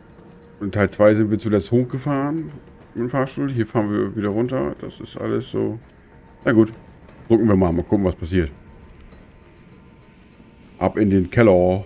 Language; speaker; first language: German; native; German